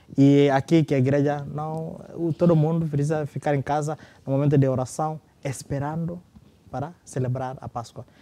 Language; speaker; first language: Portuguese; non-native, fluent; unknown